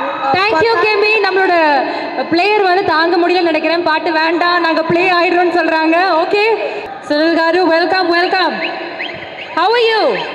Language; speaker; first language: Tamil; native; Tamil